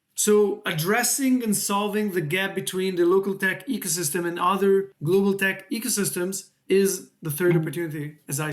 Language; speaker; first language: English; non-native, fluent; Hebrew